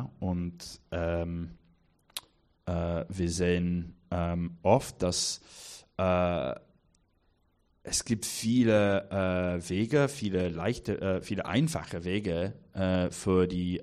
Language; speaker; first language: German; non-native, learner; English